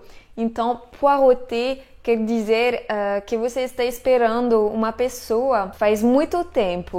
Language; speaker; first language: Portuguese; non-native, fluent; French